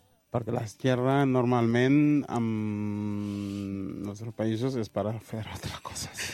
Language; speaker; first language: Catalan; non-native, learner; Mandingo